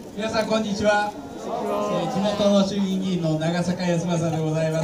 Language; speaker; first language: Japanese; native; Japanese